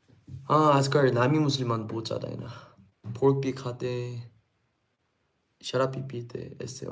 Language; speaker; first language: Hindi; non-native, learner; Korean